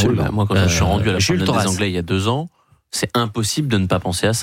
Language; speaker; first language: French; native; French